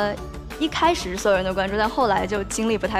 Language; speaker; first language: Chinese; native; Chinese